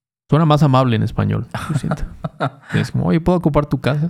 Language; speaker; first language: Spanish; native; Spanish